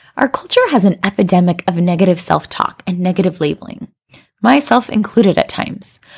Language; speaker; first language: English; native; English